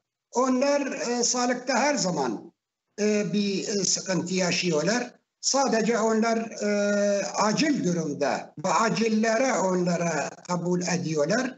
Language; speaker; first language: Turkish; non-native, fluent; Arabic